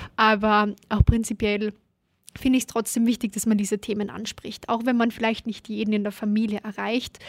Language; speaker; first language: German; native; German